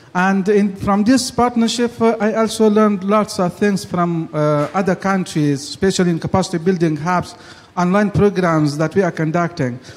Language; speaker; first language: English; non-native, fluent; Persian